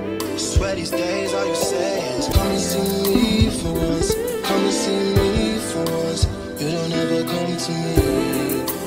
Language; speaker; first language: English; native; English